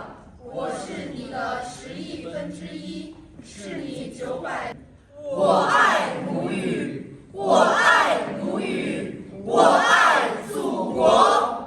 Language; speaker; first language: Chinese; non-native, learner; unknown